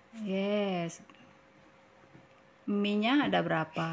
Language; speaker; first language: Indonesian; native; Indonesian